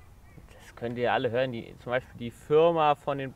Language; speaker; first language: German; native; German